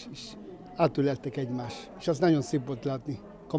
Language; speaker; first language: Hungarian; non-native, fluent; Spanish